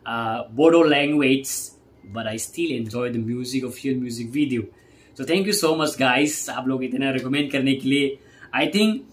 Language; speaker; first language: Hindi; non-native, local second language; Kok Borok